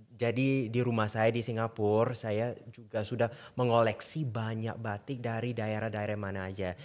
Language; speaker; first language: Indonesian; non-native, fluent; English